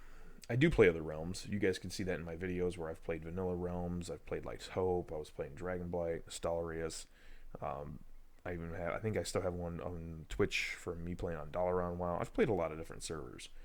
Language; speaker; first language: English; native; English